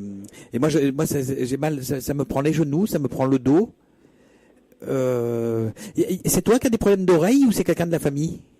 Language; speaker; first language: French; native; French